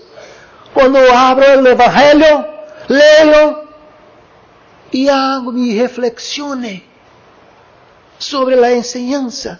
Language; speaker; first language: Spanish; non-native, learner; Portuguese